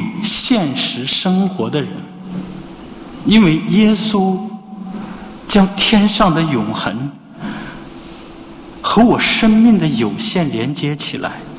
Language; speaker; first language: Chinese; native; Chinese